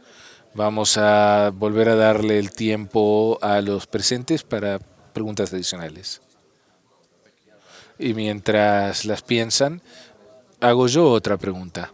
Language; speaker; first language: Spanish; non-native, fluent; English